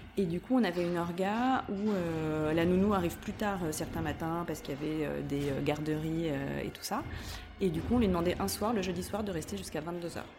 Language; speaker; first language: French; native; French